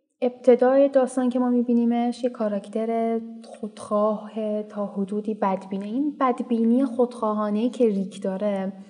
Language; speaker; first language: Persian; native; Persian